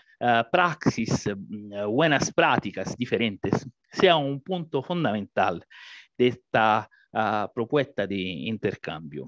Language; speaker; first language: Spanish; non-native, fluent; Italian